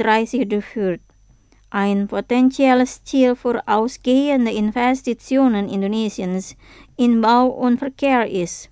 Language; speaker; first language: German; non-native, fluent; Indonesian